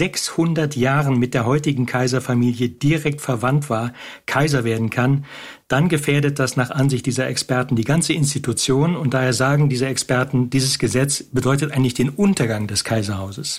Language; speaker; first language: German; native; German